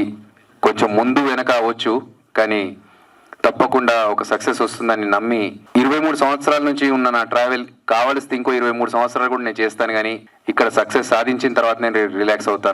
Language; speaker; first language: Telugu; native; Telugu